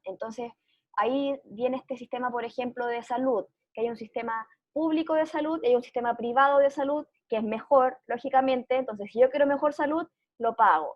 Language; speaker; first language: Spanish; native; Spanish